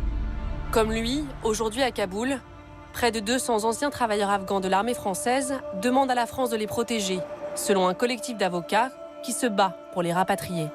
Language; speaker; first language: French; native; French